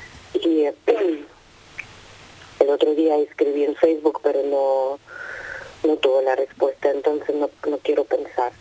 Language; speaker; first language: Spanish; non-native, fluent; Ukrainian